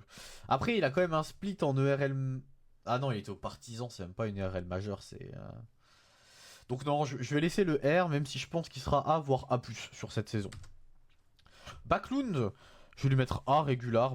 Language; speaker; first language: French; native; French